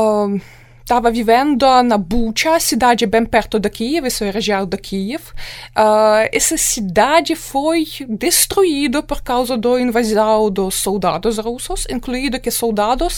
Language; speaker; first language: Portuguese; non-native, fluent; Ukrainian